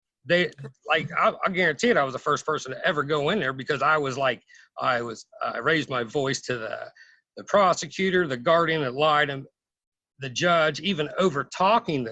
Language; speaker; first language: English; native; English